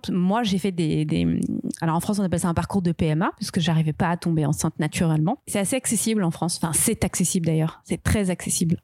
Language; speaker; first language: French; native; French